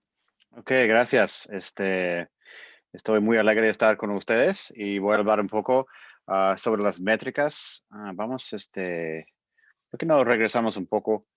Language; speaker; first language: Spanish; non-native, fluent; English